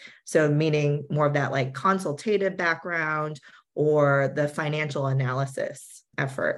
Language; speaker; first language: English; native; English